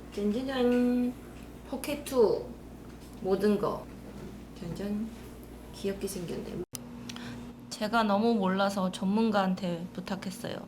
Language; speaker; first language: Korean; non-native, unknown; Chinese